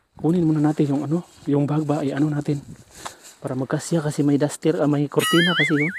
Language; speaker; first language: Filipino; non-native, local second language; Cebuano